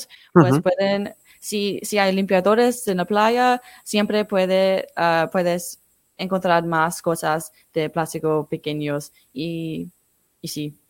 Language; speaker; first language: Spanish; non-native, fluent; English